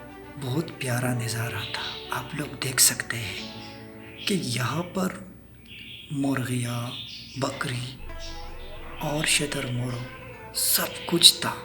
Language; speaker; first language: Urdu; non-native, local second language; Pashto